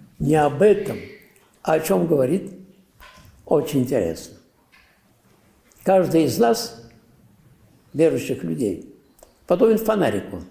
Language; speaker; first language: Russian; native; Russian